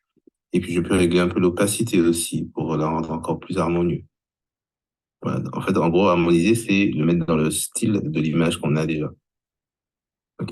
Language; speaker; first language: French; native; French